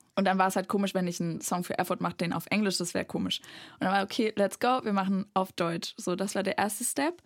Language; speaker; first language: German; native; German